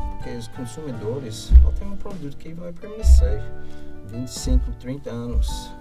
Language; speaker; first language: Portuguese; non-native, fluent; English